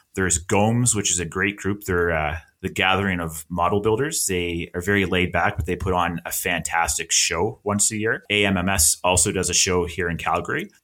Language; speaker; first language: English; native; English